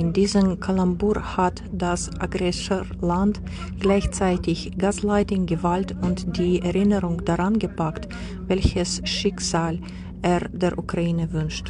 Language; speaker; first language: German; non-native, fluent; Ukrainian